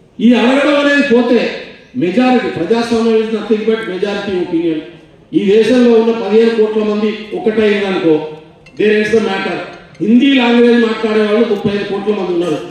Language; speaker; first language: Telugu; non-native, local second language; Lambadi